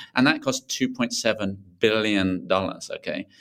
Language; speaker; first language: English; native; English